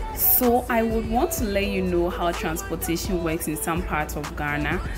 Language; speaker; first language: English; non-native, local second language; Akan